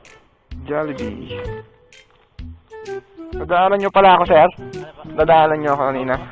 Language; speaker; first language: Filipino; native; Filipino